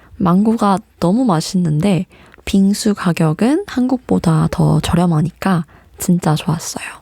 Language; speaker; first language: Korean; native; Korean